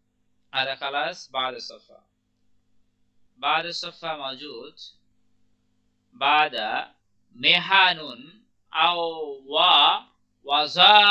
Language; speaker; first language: Arabic; non-native, learner; Bangla